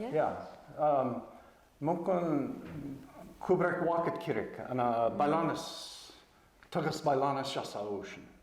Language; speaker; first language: Kazakh; non-native, fluent; English